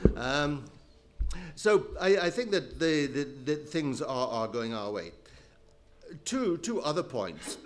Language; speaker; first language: English; native; English